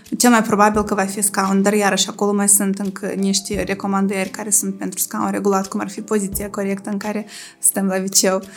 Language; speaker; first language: Romanian; native; Romanian